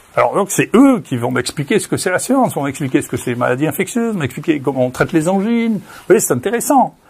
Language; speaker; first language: French; native; French